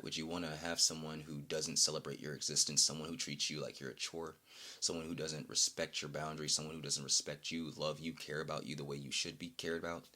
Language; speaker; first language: English; native; English